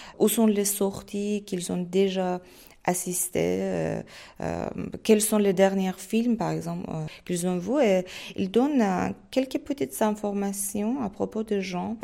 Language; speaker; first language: French; non-native, fluent; Persian